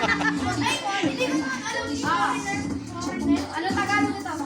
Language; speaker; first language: Filipino; non-native, local second language; Cebuano